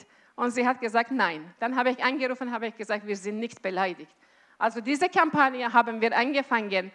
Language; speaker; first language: German; non-native, fluent; Azerbaijani